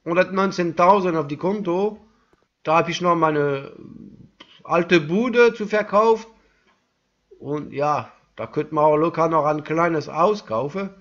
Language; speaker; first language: German; non-native, learner; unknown